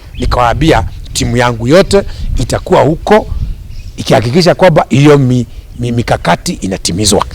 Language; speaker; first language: Swahili; non-native, local second language; Kikuyu